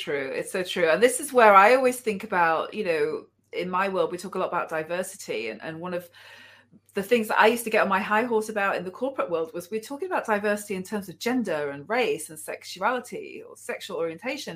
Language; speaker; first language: English; native; English